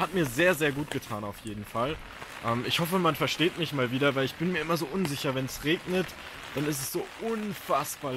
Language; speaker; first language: German; native; German